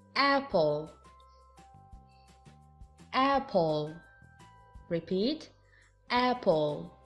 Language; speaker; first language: English; non-native, fluent; Arabic